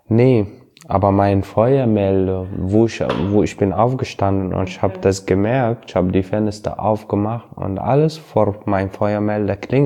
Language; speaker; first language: German; non-native, learner; Arabic